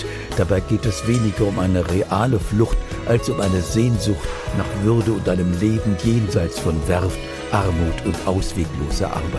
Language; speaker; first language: German; native; German